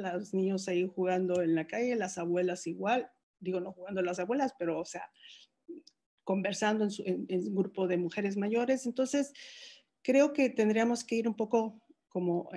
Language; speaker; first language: Spanish; native; Spanish